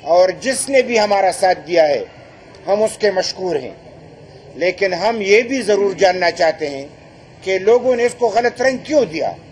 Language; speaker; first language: Urdu; non-native, local second language; Pashto